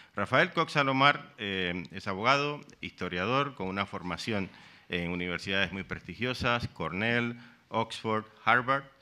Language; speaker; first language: Spanish; native; Spanish